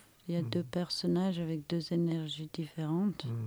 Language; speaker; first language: French; non-native, fluent; Romanian